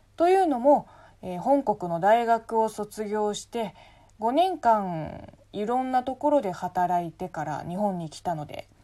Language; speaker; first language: Japanese; non-native, fluent; Chinese